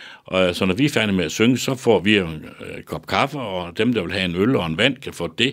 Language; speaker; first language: Danish; native; Danish